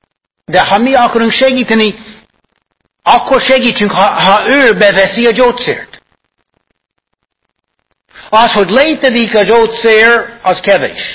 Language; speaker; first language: Hungarian; non-native, fluent; English